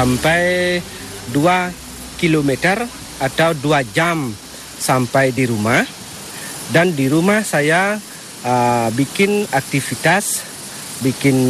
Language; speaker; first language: Indonesian; non-native, local second language; Balinese